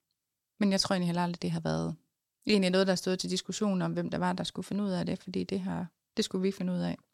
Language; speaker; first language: Danish; native; Danish